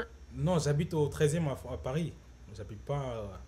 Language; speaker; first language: French; native; French